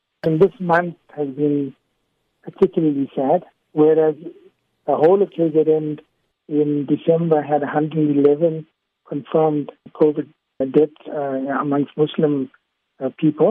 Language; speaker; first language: English; native; English